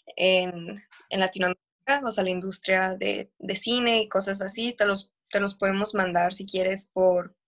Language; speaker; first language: Spanish; early bilingual, heritage; Spanish